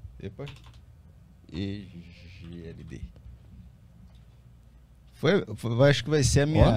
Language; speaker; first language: Portuguese; native; Portuguese